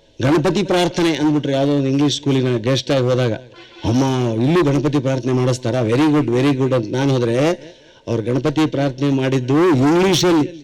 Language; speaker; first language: Kannada; native; Kannada